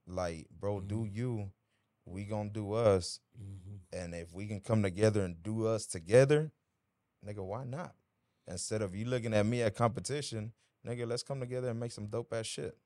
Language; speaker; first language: English; early bilingual, other home language; Spanish